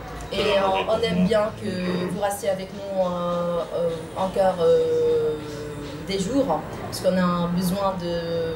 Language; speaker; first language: French; non-native, local second language; Arabic